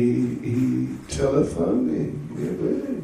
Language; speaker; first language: Russian; non-native, learner; English